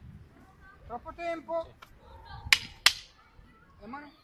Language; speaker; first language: Italian; non-native, fluent; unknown